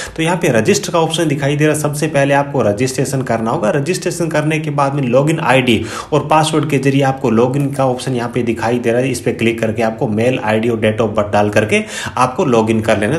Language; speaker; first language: Hindi; native; Hindi